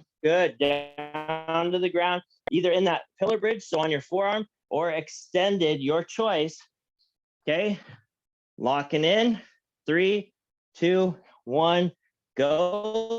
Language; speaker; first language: English; native; English